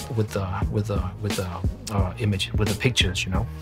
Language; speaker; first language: English; non-native, fluent; Danish